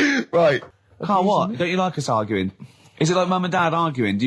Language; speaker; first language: English; native; English